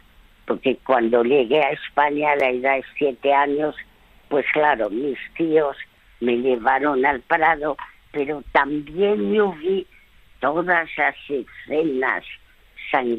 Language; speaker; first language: Spanish; early bilingual, other home language; French